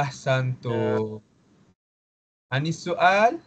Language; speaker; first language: Arabic; non-native, fluent; Malay